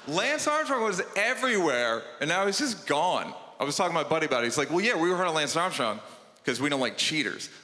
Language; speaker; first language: English; native; English